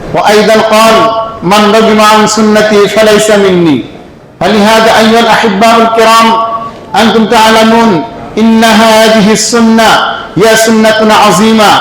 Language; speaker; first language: Arabic; non-native, fluent; Bangla